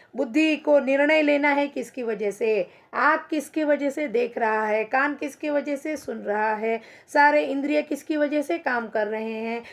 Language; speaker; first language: Hindi; non-native, local second language; Kannada